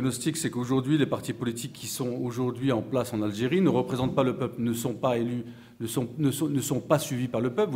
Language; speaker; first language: French; native; French